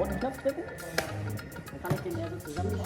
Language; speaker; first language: German; native; German